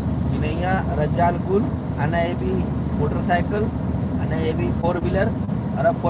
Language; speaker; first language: Arabic; non-native, learner; Hindi